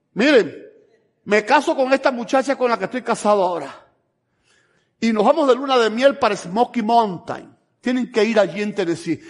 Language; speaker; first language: Spanish; native; Spanish